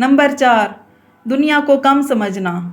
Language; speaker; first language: Urdu; native; Urdu